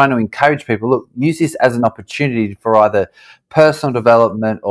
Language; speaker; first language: English; native; English